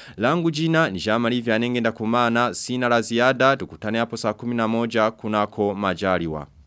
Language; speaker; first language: Swahili; non-native, local second language; Rundi